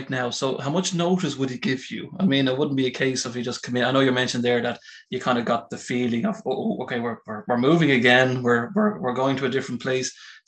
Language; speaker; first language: English; native; English